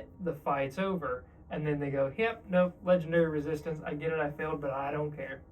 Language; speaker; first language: English; native; English